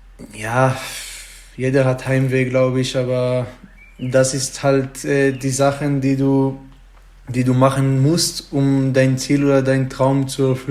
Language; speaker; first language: German; non-native, fluent; Hebrew